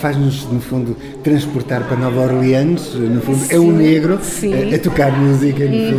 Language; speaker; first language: Portuguese; native; Portuguese